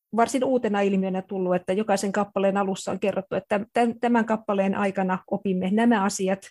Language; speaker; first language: Finnish; native; Finnish